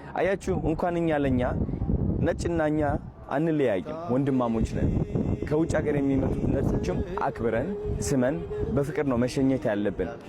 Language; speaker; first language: Amharic; non-native, local second language; Tigrinya